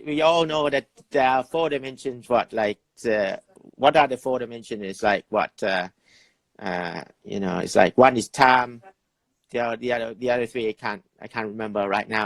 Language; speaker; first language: English; non-native, fluent; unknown